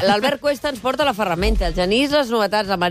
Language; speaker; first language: Catalan; native; Catalan